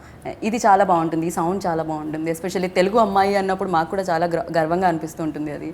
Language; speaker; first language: Telugu; native; Telugu